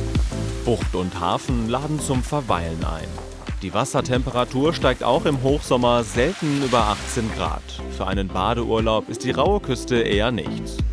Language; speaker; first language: German; native; German